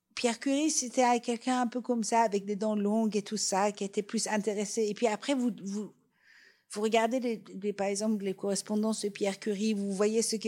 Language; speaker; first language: French; non-native, fluent; Persian